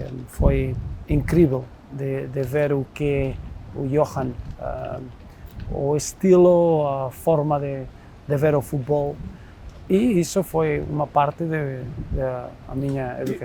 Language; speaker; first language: Portuguese; non-native, fluent; Spanish